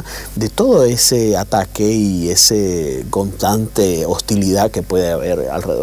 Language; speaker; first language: Spanish; native; Spanish